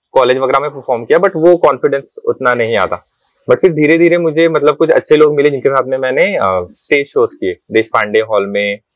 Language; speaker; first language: Hindi; non-native, local second language; Marathi